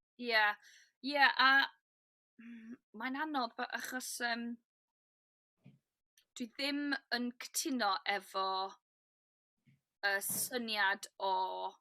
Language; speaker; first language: Welsh; non-native, learner; English